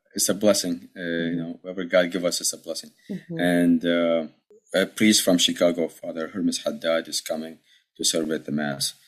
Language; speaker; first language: English; early bilingual, other home language; Arabic